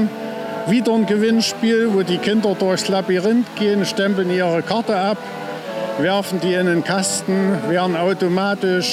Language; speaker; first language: German; native; German